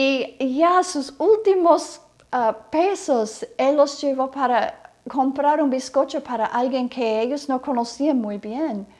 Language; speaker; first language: Spanish; non-native, fluent; English